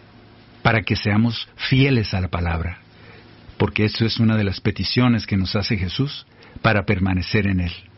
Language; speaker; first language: Spanish; native; Spanish